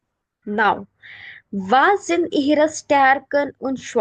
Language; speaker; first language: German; non-native, learner; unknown